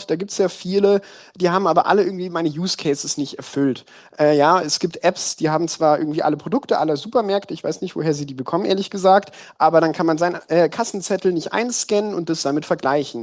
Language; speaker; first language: German; native; German